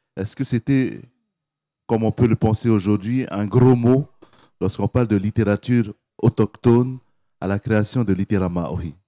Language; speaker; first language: French; native; French